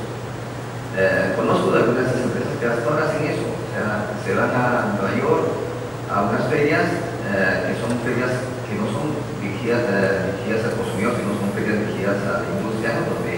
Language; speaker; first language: Spanish; native; Spanish